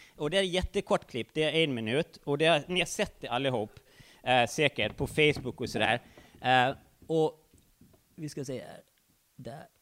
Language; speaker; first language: Swedish; native; Swedish